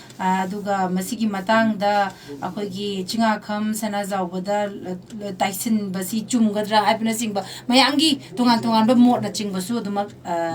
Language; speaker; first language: Manipuri; native; Manipuri